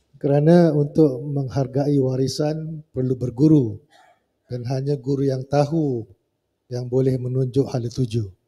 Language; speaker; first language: Malay; native; Malay